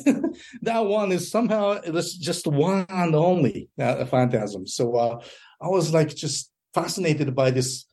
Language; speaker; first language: English; early bilingual, other home language; Japanese